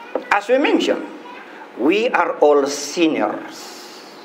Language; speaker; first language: English; non-native, local second language; Filipino